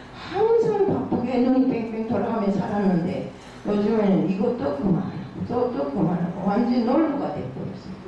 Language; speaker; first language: Korean; native; Korean